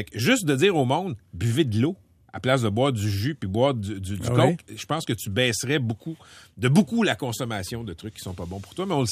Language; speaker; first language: French; native; French